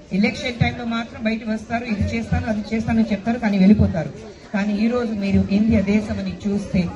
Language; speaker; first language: Telugu; non-native, fluent; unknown